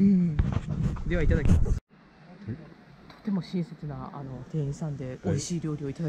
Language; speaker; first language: Japanese; native; Japanese